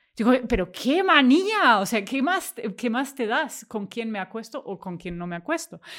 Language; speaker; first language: Spanish; non-native, fluent; German